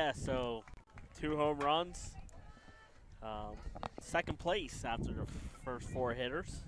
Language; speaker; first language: English; native; English